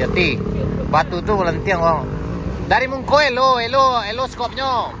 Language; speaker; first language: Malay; non-native, local second language; Minangkabau